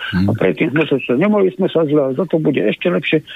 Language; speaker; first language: Slovak; native; Slovak